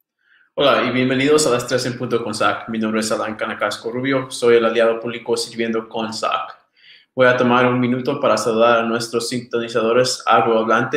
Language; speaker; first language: Spanish; early bilingual, other home language; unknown